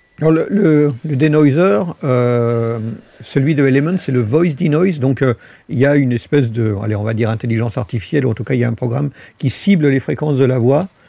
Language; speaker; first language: French; native; French